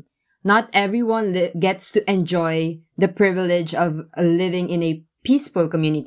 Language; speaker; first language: English; non-native, local second language; Filipino